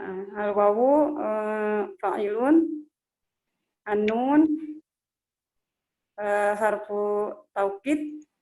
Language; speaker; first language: Arabic; non-native, learner; Indonesian